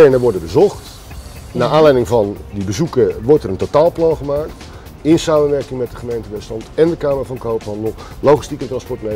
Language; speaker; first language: Dutch; native; Dutch